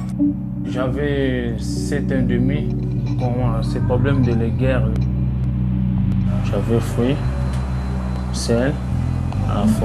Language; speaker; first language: French; non-native, learner; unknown